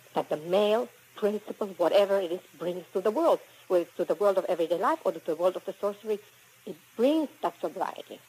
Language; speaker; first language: English; early bilingual, other home language; Spanish